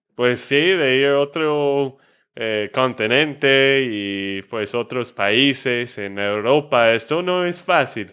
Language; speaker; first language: Spanish; non-native, fluent; English